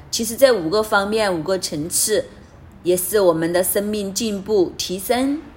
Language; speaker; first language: Chinese; non-native, fluent; Cantonese